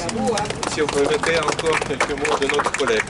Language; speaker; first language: French; non-native, fluent; Russian